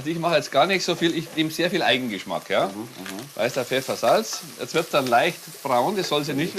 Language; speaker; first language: German; native; German